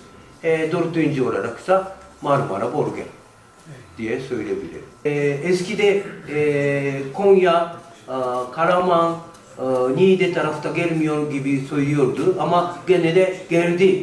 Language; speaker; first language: Turkish; non-native, fluent; Japanese